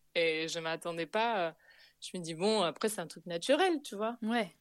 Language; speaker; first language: French; non-native, fluent; Spanish